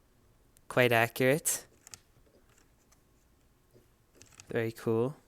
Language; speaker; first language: English; native; English